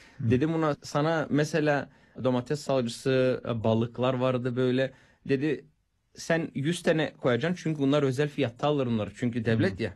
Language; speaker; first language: Turkish; non-native, fluent; Bulgarian